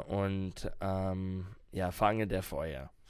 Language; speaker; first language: German; non-native, learner; English